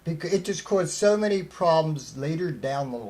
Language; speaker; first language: English; native; English